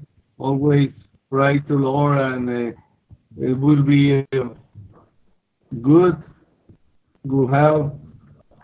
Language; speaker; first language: English; non-native, learner; Spanish